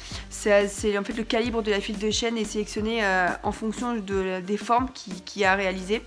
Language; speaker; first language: French; native; French